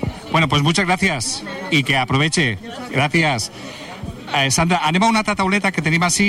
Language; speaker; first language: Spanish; non-native, local second language; Catalan